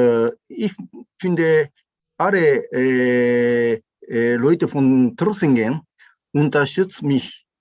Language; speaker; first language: German; non-native, learner; Japanese